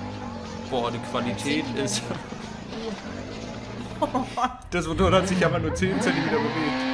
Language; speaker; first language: German; native; German